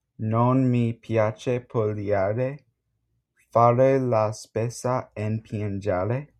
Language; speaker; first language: Italian; non-native, learner; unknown